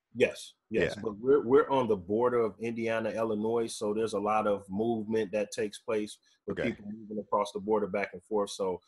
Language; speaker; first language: English; native; English